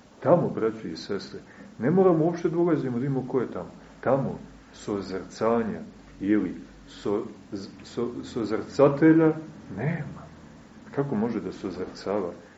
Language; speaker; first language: Serbian; native; Serbian